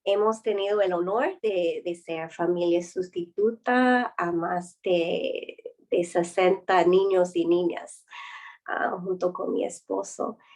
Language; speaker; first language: Spanish; non-native, fluent; English